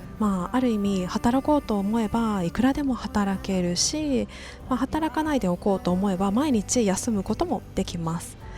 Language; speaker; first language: Japanese; native; Japanese